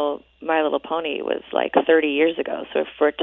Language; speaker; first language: English; native; English